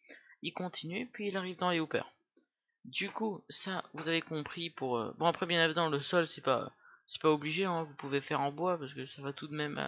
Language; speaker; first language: French; native; French